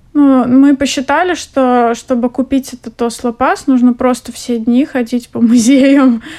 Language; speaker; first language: Russian; native; Russian